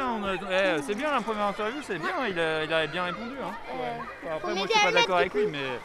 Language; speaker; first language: French; native; French